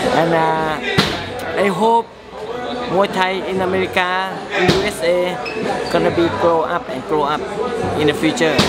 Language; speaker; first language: English; non-native, learner; Thai